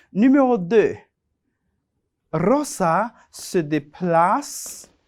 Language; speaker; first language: French; non-native, fluent; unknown